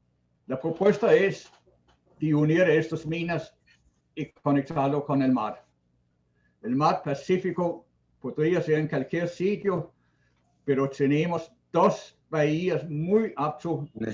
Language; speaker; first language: Spanish; non-native, fluent; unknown